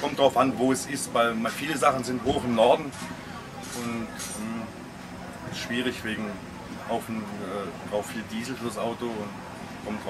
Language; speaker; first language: German; native; German